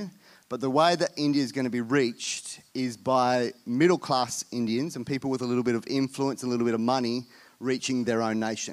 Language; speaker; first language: English; native; English